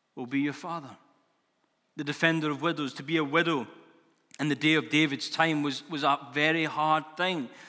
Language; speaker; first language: English; native; English